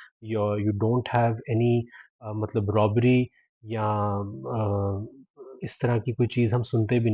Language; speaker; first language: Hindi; non-native, local second language; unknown